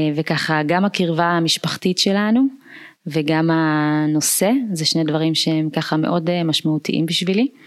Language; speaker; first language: Hebrew; early bilingual, other home language; Amharic